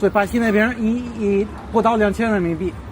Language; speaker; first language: Chinese; non-native, fluent; Portuguese